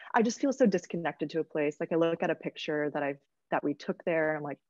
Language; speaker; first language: English; native; English